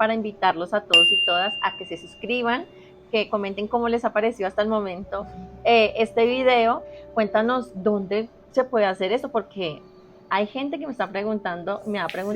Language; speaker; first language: Spanish; native; Spanish